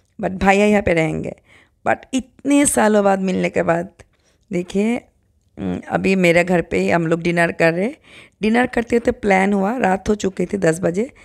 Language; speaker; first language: Hindi; non-native, local second language; Bangla